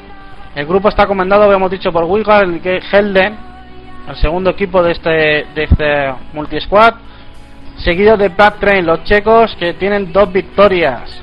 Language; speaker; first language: Spanish; native; Spanish